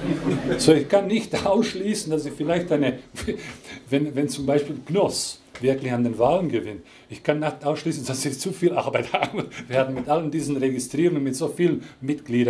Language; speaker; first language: German; non-native, fluent; Croatian